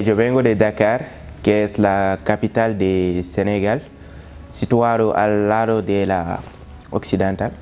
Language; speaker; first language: Spanish; non-native, learner; Wolof